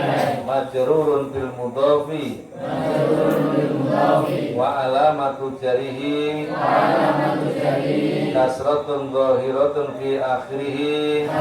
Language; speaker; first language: Arabic; non-native, fluent; Javanese